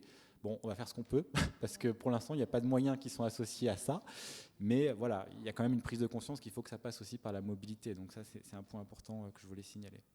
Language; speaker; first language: French; native; French